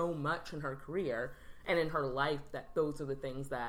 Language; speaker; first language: English; native; English